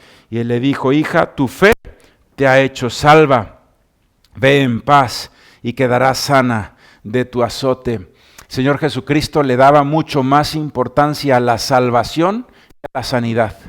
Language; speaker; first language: Spanish; native; Spanish